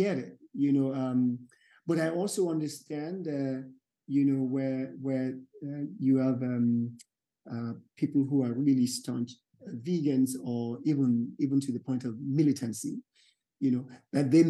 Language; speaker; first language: English; non-native, local second language; Yoruba